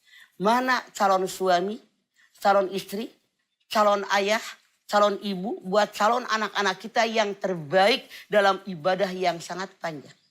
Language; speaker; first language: Indonesian; native; Indonesian